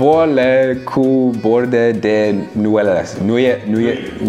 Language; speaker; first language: French; non-native, learner; English